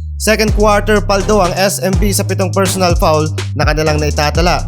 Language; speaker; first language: Filipino; native; Filipino